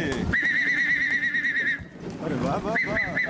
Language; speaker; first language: French; non-native, learner; Hindi